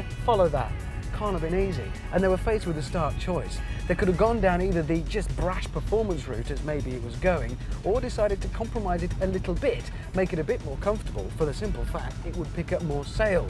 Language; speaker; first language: English; native; English